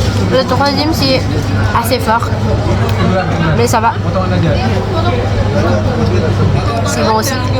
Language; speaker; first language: French; non-native, learner; Indonesian